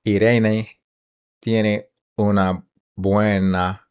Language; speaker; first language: Spanish; non-native, learner; English